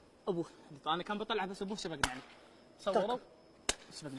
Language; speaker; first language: Arabic; native; Arabic